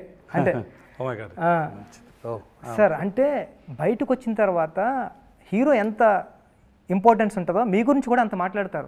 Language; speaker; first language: Telugu; native; Telugu